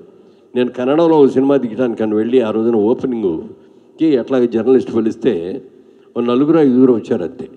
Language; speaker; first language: Telugu; native; Telugu